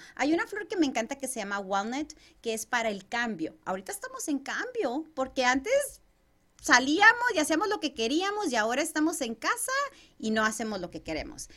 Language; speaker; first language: Spanish; native; Spanish